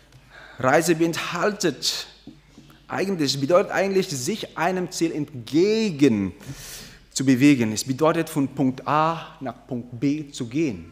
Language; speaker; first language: German; non-native, fluent; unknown